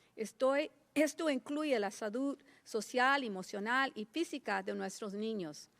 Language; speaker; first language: Spanish; early bilingual, heritage; Spanish